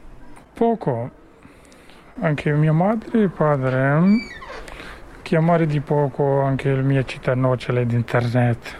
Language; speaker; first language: Italian; non-native, learner; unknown